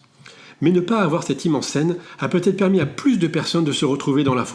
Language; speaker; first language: French; native; French